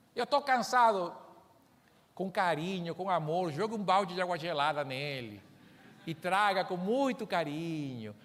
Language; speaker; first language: Portuguese; non-native, fluent; Spanish